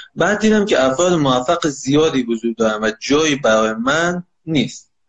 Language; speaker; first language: Persian; native; Persian